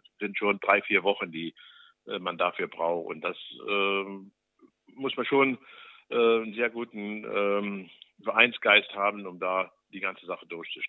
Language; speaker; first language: German; native; German